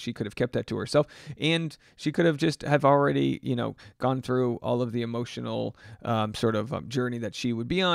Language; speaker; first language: English; native; English